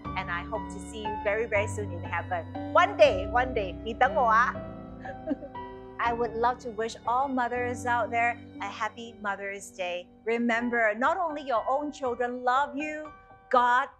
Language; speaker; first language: English; non-native, local second language; Chinese